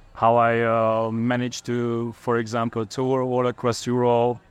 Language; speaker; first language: English; non-native, fluent; Hungarian